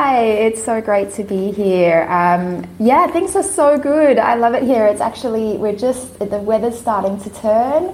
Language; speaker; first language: English; native; English